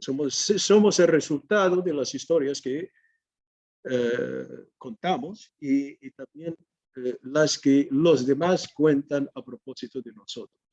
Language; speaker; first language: Spanish; non-native, fluent; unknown